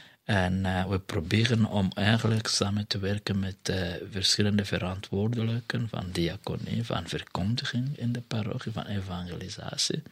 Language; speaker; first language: Dutch; non-native, fluent; Kinyarwanda